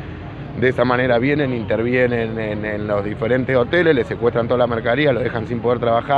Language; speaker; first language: Spanish; native; Spanish